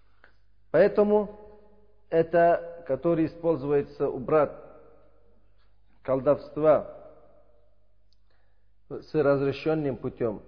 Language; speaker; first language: Russian; non-native, learner; Uzbek